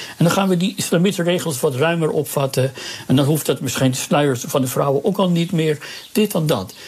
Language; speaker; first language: Dutch; non-native, fluent; Persian